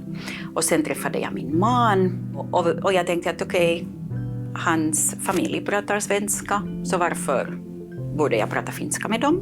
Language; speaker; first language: Swedish; non-native, fluent; Catalan